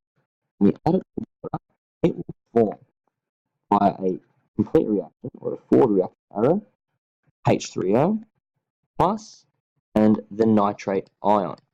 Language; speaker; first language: English; native; English